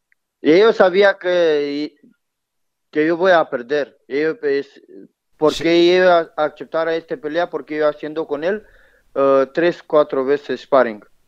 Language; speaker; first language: Spanish; non-native, learner; Romanian